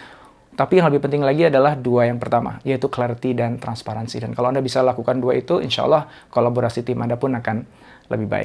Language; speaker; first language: Indonesian; native; Indonesian